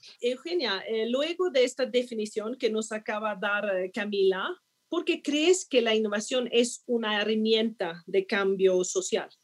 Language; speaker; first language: Spanish; non-native, fluent; Swedish